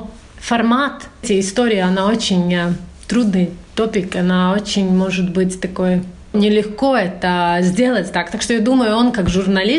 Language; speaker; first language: Russian; non-native, fluent; Latvian